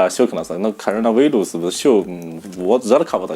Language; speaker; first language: Russian; non-native, learner; Chinese